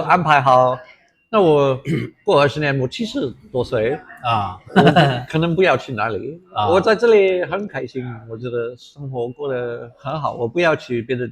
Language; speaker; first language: Chinese; non-native, fluent; English